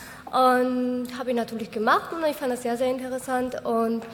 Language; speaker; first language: German; non-native, fluent; Georgian